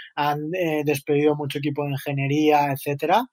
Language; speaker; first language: Spanish; native; Spanish